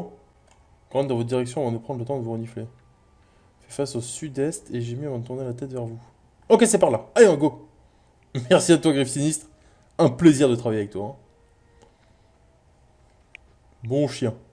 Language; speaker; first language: French; native; French